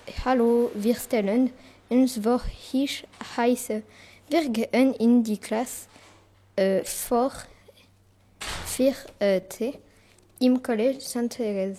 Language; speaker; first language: German; non-native, learner; French